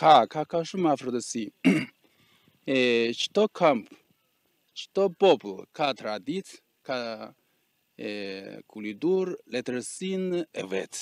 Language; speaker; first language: Albanian; non-native, fluent; Chinese